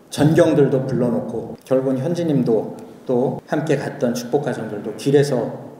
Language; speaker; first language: Korean; native; Korean